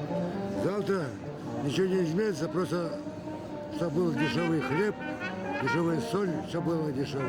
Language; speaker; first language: Russian; non-native, local second language; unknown